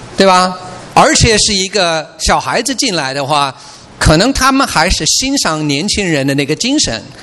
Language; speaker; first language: Chinese; non-native, fluent; English